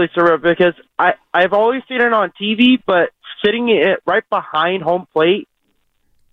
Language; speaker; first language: English; native; English